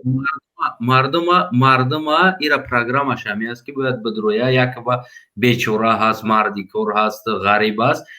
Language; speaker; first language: Tajik; native; Tajik